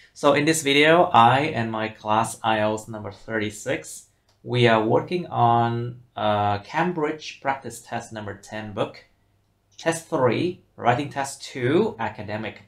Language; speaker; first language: English; non-native, fluent; Vietnamese